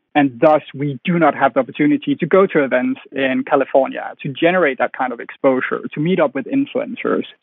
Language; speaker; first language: English; non-native, fluent; Danish